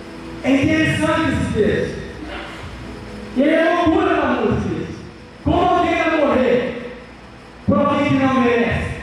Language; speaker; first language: Portuguese; native; Portuguese